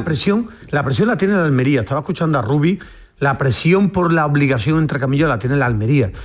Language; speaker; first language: Spanish; native; Spanish